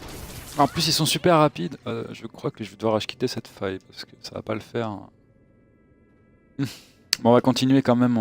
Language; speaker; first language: French; native; French